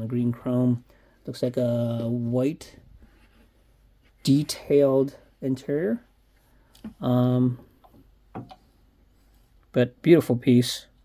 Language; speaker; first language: English; native; English